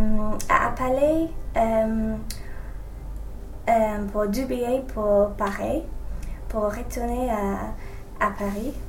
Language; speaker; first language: French; non-native, learner; English